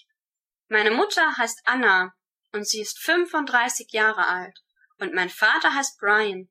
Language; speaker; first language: German; non-native, learner; English